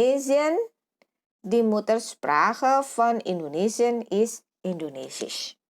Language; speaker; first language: German; non-native, fluent; Indonesian